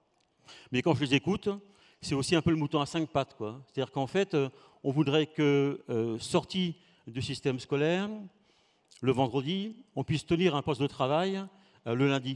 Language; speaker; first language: French; native; French